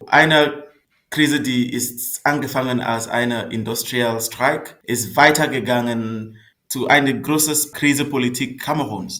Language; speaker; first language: German; non-native, fluent; Northern Sotho